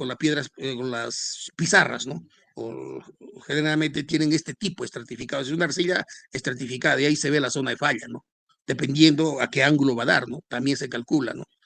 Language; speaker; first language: Spanish; native; Spanish